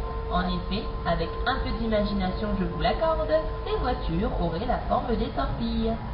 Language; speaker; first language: French; native; French